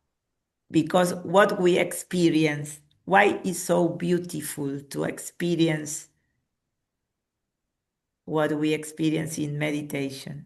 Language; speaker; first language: English; non-native, fluent; Spanish